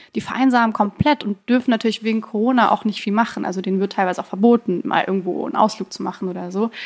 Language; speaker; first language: German; early bilingual, other home language; Persian